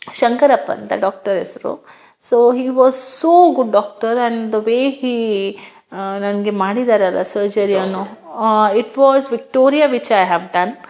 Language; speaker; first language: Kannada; non-native, local second language; Hindi